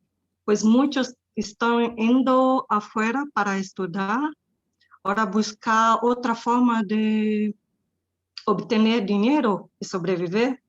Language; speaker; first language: Spanish; non-native, fluent; Portuguese